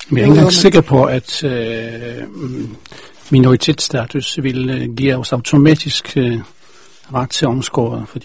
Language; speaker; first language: Danish; non-native, fluent; Polish